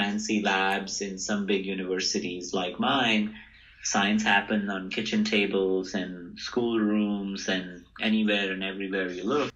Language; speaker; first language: English; non-native, local second language; Hindi